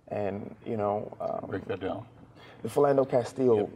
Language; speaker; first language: English; native; English